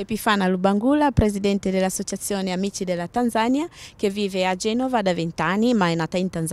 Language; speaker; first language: Italian; non-native, fluent; Swahili